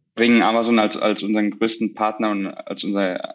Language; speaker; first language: German; native; German